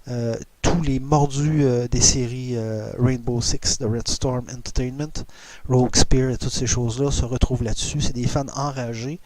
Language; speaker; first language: French; native; French